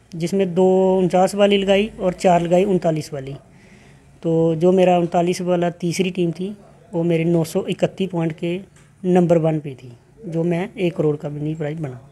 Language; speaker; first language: Hindi; native; Hindi